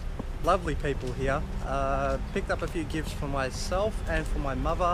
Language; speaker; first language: English; native; English